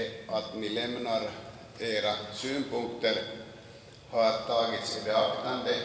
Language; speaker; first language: Swedish; non-native, local second language; Finnish